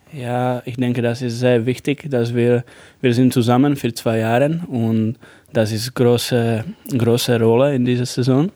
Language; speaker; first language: German; non-native, learner; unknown